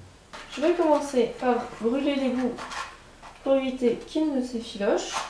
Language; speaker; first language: French; native; French